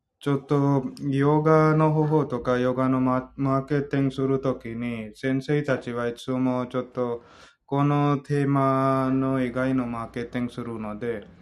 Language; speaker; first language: Japanese; non-native, learner; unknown